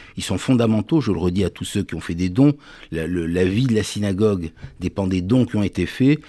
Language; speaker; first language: French; native; French